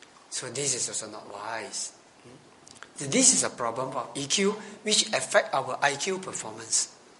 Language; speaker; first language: English; non-native, local second language; Chinese